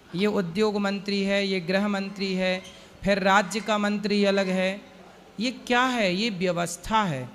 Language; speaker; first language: Hindi; native; Hindi